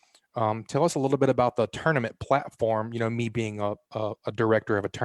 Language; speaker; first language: English; native; English